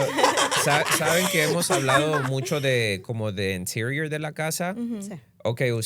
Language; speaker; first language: Spanish; early bilingual, other home language; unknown